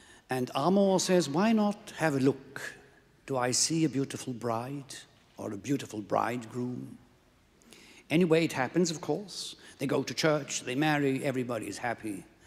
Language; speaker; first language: English; non-native, fluent; Swiss German